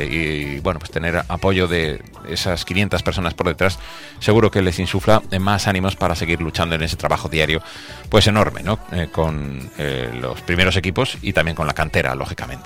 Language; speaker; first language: Spanish; native; Spanish